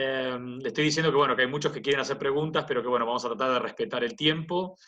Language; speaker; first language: Spanish; native; Spanish